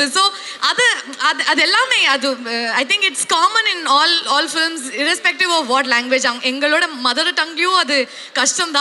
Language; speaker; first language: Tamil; non-native, local second language; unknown